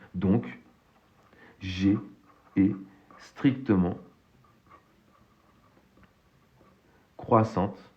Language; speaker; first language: French; native; French